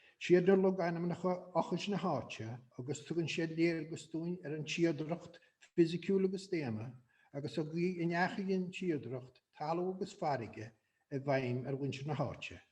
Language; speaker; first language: Irish; native; Irish